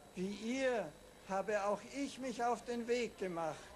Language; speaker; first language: German; native; German